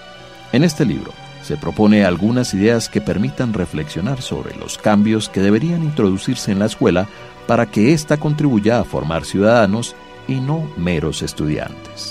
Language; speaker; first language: Spanish; native; Spanish